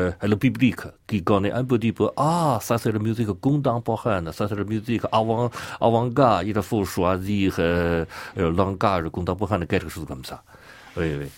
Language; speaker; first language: French; non-native, learner; Chinese